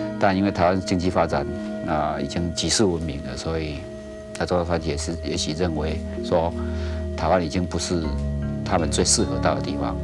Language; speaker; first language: Chinese; native; Chinese